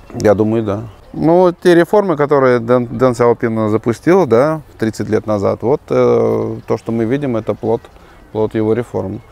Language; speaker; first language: Russian; native; Russian